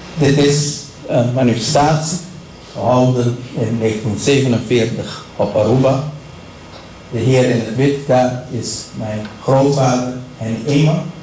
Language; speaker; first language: Dutch; non-native, local second language; Papiamento